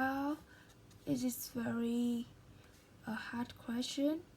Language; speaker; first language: English; non-native, learner; Vietnamese